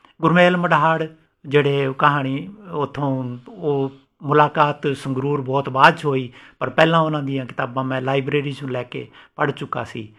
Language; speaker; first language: Punjabi; non-native, local second language; Rajasthani